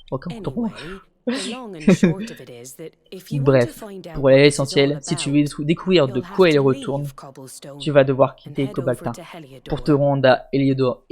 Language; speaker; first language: French; native; French